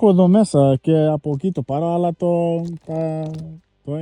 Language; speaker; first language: Greek; early bilingual, heritage; English